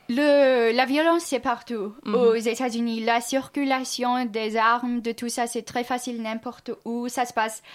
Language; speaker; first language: French; non-native, fluent; English